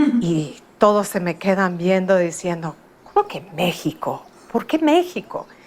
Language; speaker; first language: Spanish; non-native, fluent; English